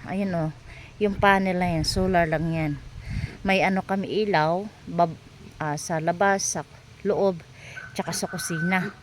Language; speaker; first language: Filipino; non-native, local second language; Cebuano